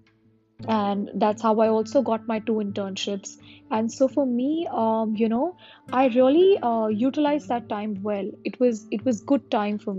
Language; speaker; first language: English; non-native, local second language; Hindi